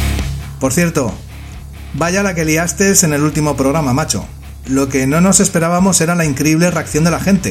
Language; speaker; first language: Spanish; native; Spanish